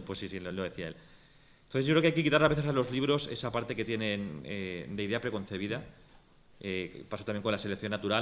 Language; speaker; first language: Spanish; native; Spanish